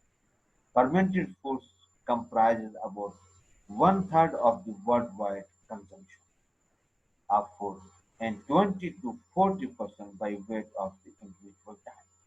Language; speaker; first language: English; non-native, local second language; Urdu